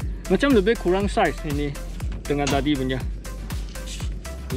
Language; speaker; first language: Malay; non-native, local second language; Chinese